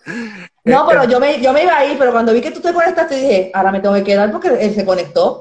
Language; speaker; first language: Spanish; native; Spanish